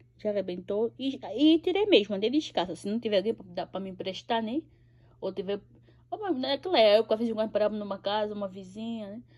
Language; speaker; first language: Portuguese; native; Portuguese